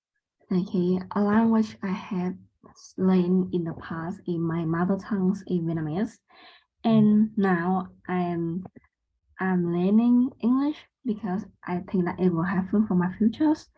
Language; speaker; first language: English; non-native, learner; Vietnamese